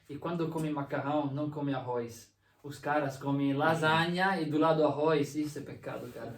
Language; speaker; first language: Portuguese; non-native, fluent; Italian